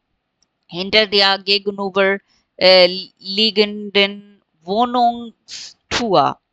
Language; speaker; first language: German; non-native, fluent; Hindi